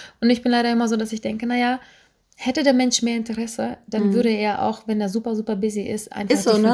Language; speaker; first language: German; native; German